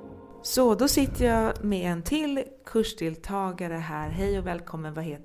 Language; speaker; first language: Swedish; native; Swedish